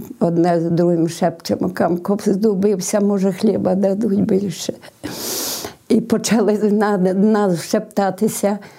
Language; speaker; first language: Ukrainian; native; Ukrainian